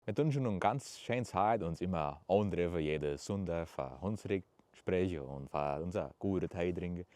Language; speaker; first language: German; early bilingual, heritage; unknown